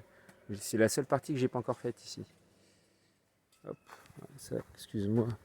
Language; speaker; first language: French; native; French